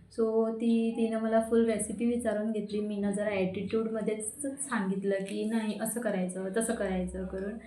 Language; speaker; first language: Marathi; non-native, local second language; Konkani